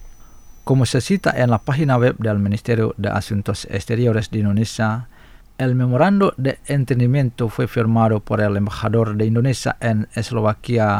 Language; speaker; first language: Spanish; non-native, fluent; Indonesian